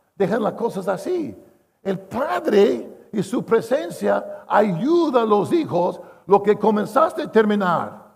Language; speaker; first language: Spanish; non-native, fluent; English